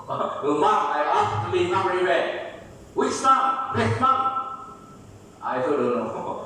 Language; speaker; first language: English; non-native, learner; Thai